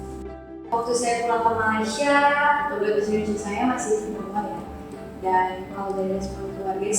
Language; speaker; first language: Indonesian; early bilingual, heritage; Indonesian